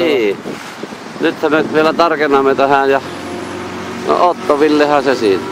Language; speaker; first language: Finnish; native; Finnish